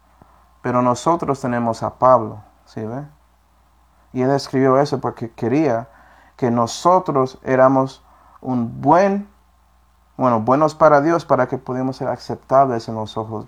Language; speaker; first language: Spanish; non-native, fluent; English